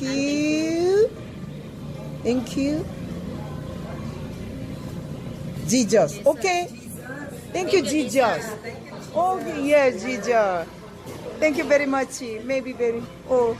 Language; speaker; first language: English; non-native, learner; Korean